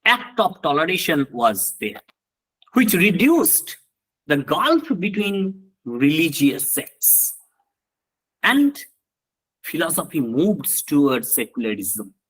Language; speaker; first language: English; non-native, local second language; Bangla